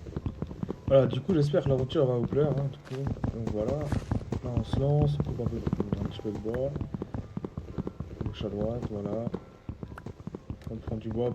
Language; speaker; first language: French; native; French